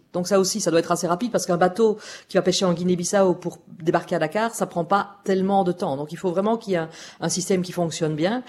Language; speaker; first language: French; native; French